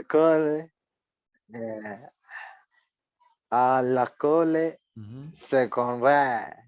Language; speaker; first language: French; non-native, learner; Swahili